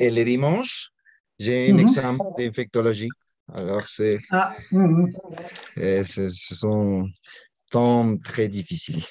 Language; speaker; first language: French; non-native, learner; Spanish